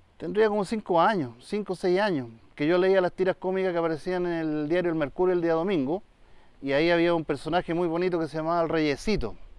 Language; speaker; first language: Spanish; native; Spanish